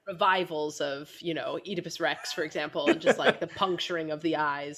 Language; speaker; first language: English; native; English